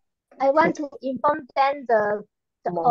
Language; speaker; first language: English; non-native, learner; Malay